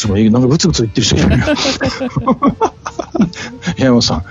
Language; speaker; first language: Japanese; native; Japanese